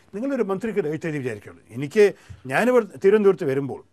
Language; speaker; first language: Malayalam; early bilingual, heritage; Malayalam